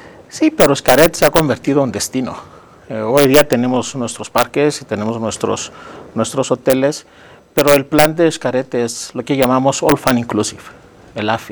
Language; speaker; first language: Spanish; non-native, fluent; Greek